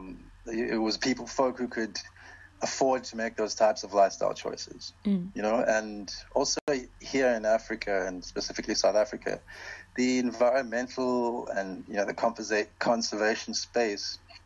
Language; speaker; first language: English; non-native, local second language; Xhosa